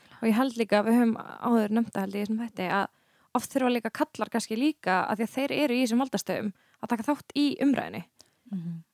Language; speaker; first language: Icelandic; native; Icelandic